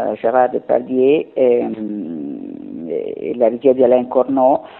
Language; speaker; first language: Italian; native; Italian